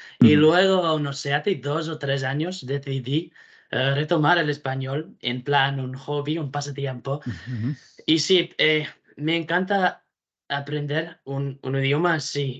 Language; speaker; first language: Spanish; non-native, fluent; English